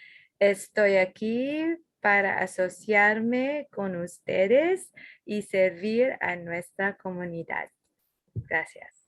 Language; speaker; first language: Spanish; non-native, learner; English